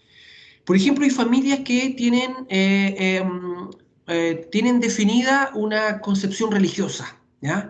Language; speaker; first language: Spanish; native; Spanish